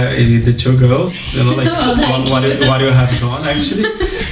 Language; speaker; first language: English; non-native, fluent; Portuguese